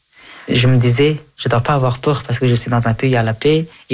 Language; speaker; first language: French; early bilingual, other home language; Hazaragi